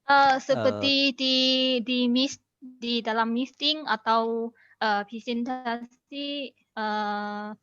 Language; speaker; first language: Indonesian; non-native, learner; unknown